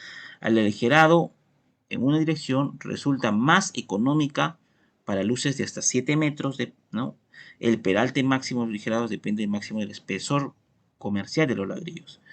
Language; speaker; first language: Spanish; native; Spanish